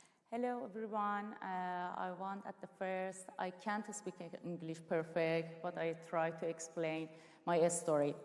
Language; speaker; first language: English; non-native, learner; Persian